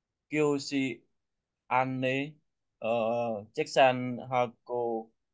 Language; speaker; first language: Korean; non-native, learner; Vietnamese